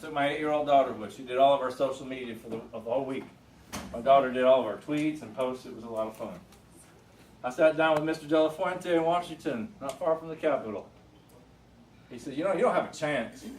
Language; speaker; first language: English; native; English